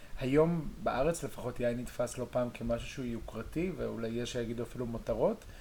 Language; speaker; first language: Hebrew; native; Hebrew